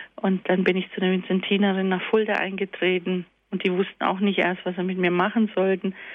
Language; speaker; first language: German; early bilingual, other home language; Croatian